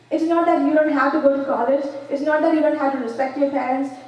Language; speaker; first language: English; non-native, local second language; Malayalam